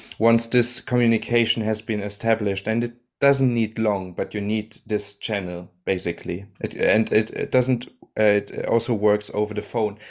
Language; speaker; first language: English; non-native, fluent; German